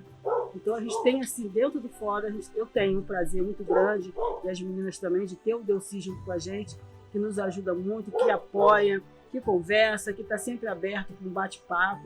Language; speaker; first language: Portuguese; native; Portuguese